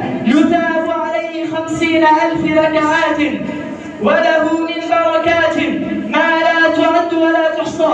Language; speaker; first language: Arabic; non-native, learner; Bangla